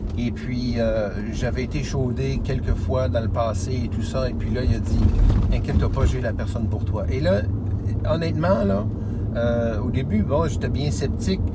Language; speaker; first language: French; native; French